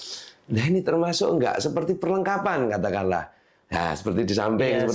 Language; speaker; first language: Indonesian; non-native, local second language; Javanese